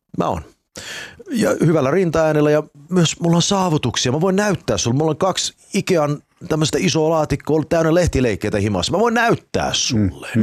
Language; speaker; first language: Finnish; non-native, fluent; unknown